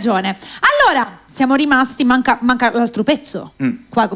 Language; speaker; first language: Italian; native; Italian